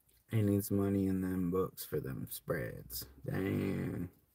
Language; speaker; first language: English; native; English